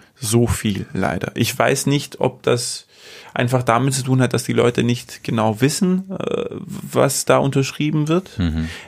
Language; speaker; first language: German; non-native, fluent; Greek